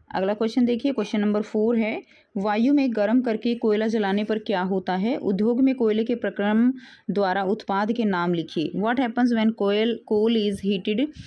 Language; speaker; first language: Hindi; native; Hindi